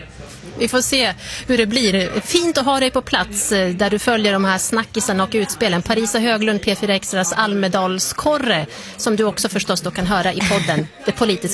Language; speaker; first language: Swedish; native; Swedish